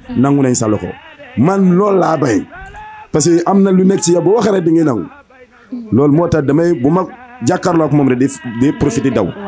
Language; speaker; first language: Wolof; non-native, fluent; Bambara